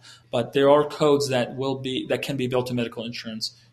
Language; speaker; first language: English; native; English